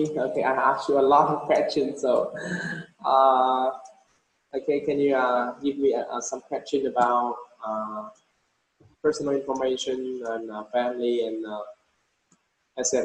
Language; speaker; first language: English; non-native, fluent; Vietnamese